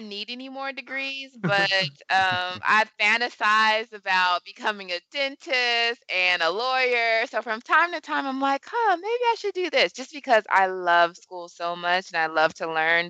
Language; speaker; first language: English; native; English